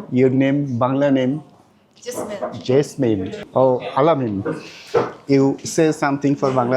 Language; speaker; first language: Bangla; native; Bangla